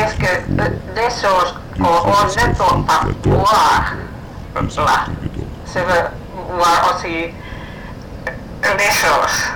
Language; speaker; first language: French; non-native, learner; Finnish